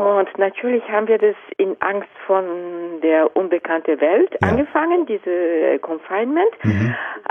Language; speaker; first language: German; non-native, fluent; Japanese